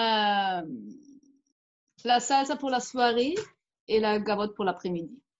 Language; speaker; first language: French; non-native, fluent; German